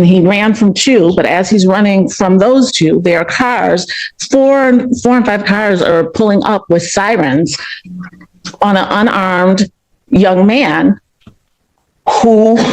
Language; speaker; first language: English; native; English